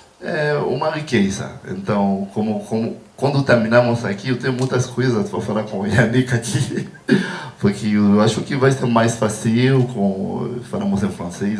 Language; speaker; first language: Portuguese; non-native, learner; Haitian Creole